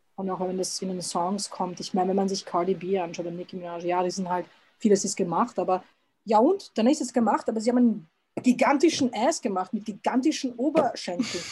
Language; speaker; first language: German; early bilingual, other home language; Serbian